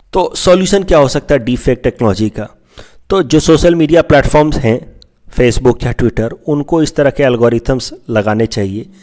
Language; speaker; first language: Hindi; non-native, local second language; Assamese